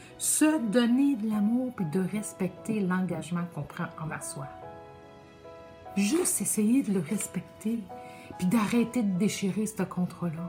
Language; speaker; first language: French; native; French